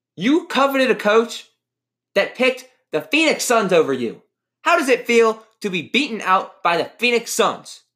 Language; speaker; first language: English; native; English